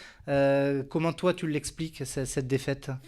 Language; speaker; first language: French; native; French